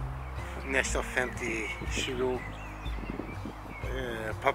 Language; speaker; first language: Swedish; non-native, learner; Turkish